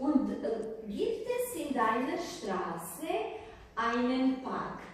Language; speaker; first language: German; non-native, fluent; Croatian